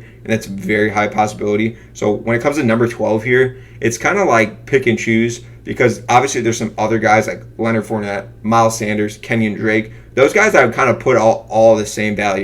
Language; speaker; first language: English; native; English